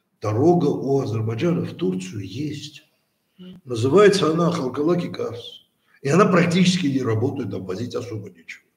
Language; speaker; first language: Russian; native; Russian